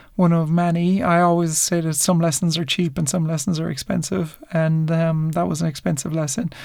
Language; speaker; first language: English; native; English